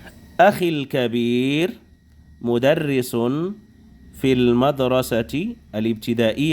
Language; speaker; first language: Arabic; non-native, fluent; Indonesian